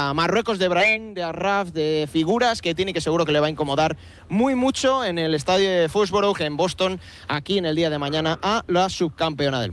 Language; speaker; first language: Spanish; native; Spanish